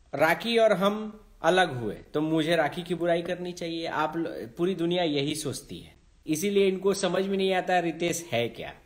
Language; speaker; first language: Hindi; native; Hindi